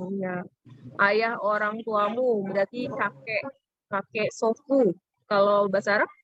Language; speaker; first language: Indonesian; native; Indonesian